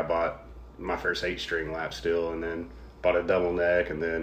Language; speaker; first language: English; native; English